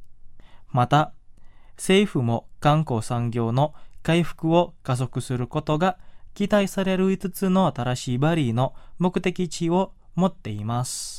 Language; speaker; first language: Japanese; non-native, fluent; Indonesian